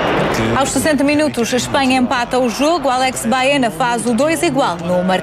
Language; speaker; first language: Portuguese; native; Portuguese